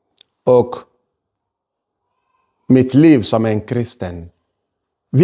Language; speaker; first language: Swedish; non-native, fluent; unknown